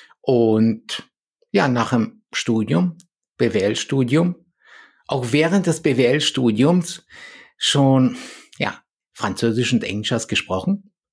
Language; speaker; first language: German; early bilingual, other home language; Polish